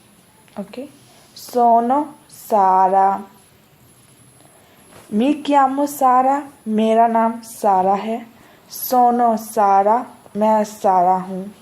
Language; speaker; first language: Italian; non-native, fluent; Urdu